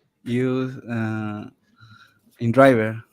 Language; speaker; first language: English; non-native, learner; Spanish